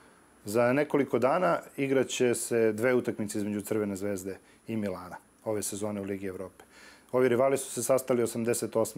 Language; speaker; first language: Serbian; native; Serbian